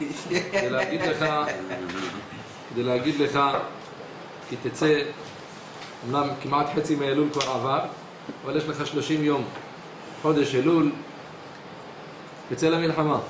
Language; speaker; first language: Hebrew; native; Hebrew